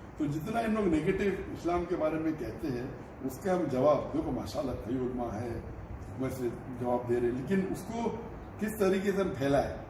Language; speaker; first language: Urdu; native; Urdu